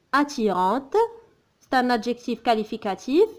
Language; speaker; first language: French; non-native, local second language; Arabic